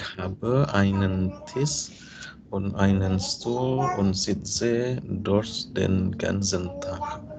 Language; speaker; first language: German; non-native, learner; Indonesian